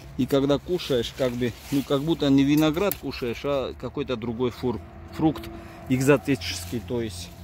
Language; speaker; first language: Russian; non-native, local second language; Georgian